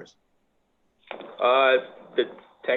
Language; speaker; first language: English; native; English